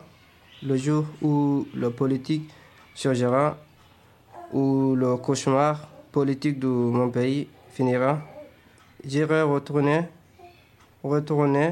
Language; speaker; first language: French; non-native, learner; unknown